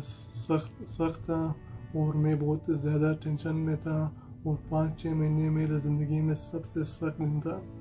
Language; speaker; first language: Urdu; non-native, fluent; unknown